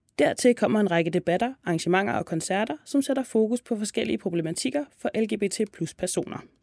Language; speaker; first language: Danish; native; Danish